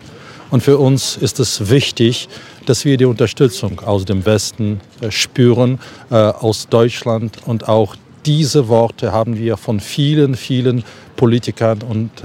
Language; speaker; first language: German; non-native, fluent; Ukrainian